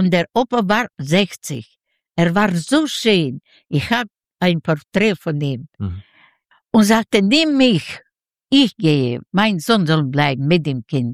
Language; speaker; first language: German; non-native, learner; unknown